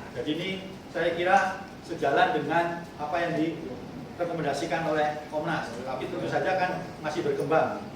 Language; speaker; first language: Indonesian; native; Indonesian